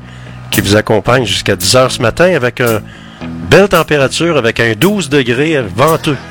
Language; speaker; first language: French; native; French